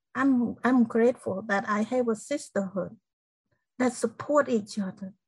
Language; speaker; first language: English; non-native, fluent; Khmer